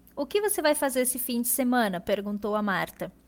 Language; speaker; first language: Portuguese; native; Portuguese